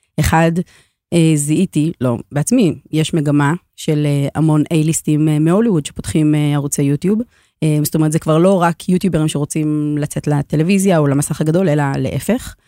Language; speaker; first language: Hebrew; native; Hebrew